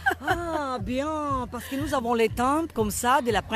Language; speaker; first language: French; non-native, learner; Italian